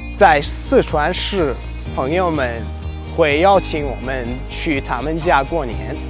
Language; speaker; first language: Chinese; non-native, fluent; Uzbek